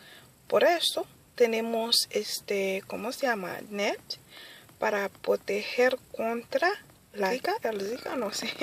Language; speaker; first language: Spanish; early bilingual, other home language; Haitian Creole